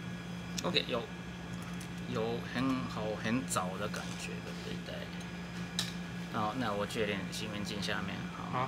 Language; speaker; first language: Chinese; non-native, learner; Japanese